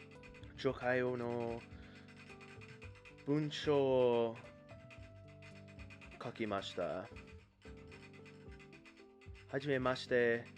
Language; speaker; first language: Japanese; non-native, learner; English